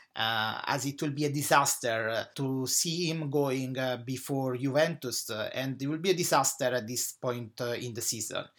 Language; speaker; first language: English; non-native, fluent; Italian